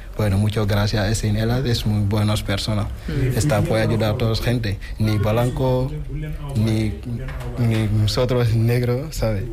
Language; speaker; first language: Spanish; non-native, learner; Wolof